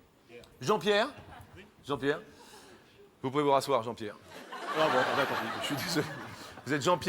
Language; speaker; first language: French; native; French